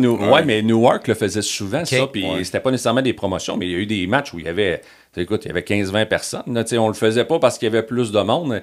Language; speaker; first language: French; native; French